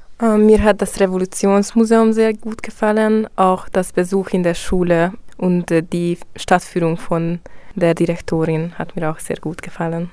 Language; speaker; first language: German; non-native, fluent; Hungarian